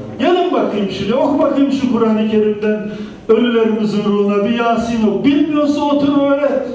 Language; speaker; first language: Turkish; native; Turkish